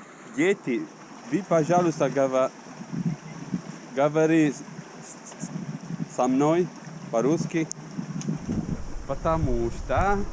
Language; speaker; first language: Russian; non-native, learner; Italian